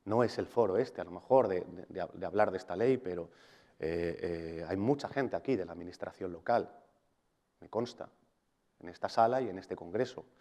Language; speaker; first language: Spanish; non-native, local second language; Catalan